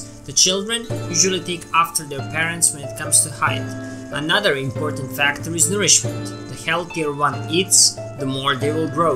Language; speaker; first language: English; non-native, fluent; Serbian